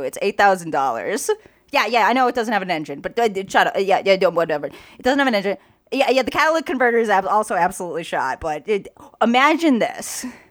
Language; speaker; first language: English; native; English